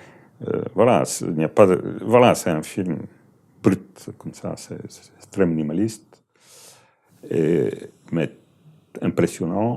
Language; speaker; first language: French; non-native, fluent; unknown